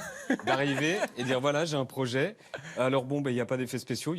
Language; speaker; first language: French; native; French